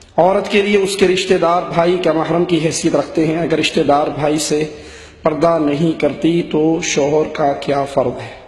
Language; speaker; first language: Urdu; non-native, local second language; Punjabi